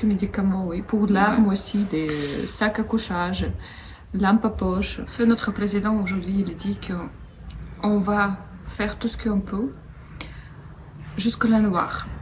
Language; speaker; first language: French; non-native, fluent; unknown